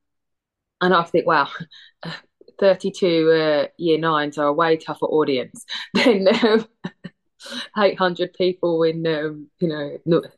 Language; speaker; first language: English; native; English